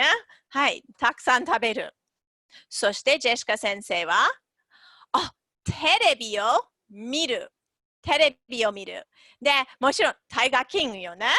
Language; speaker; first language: Japanese; non-native, fluent; English